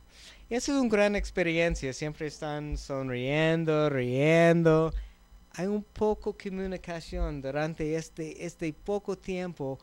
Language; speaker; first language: Spanish; non-native, learner; English